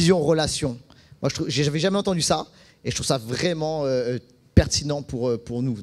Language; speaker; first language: French; native; French